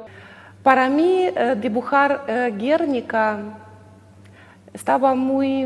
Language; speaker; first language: Spanish; non-native, learner; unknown